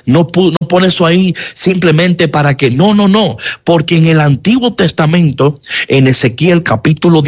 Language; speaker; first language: Spanish; native; Spanish